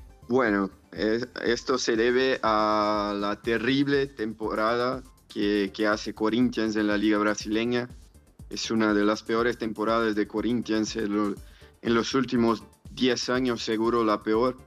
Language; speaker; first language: Spanish; non-native, fluent; Portuguese